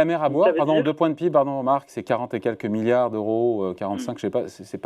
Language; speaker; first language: French; native; French